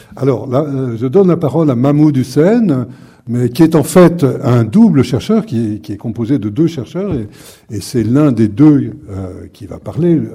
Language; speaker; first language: French; native; French